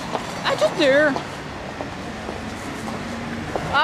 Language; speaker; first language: English; non-native, learner; French